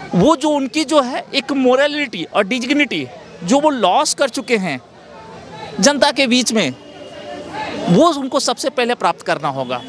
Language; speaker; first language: Hindi; native; Hindi